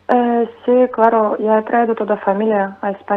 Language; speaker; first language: Spanish; non-native, fluent; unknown